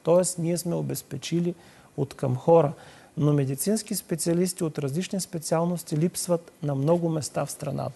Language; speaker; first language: Bulgarian; native; Bulgarian